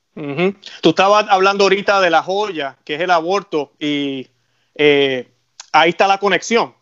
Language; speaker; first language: Spanish; native; Spanish